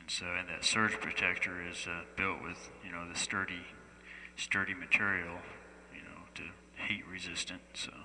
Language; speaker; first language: English; native; English